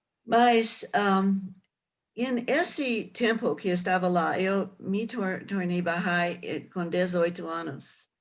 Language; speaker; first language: Portuguese; non-native, learner; English